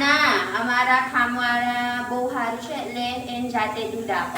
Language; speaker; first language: Gujarati; non-native, learner; Filipino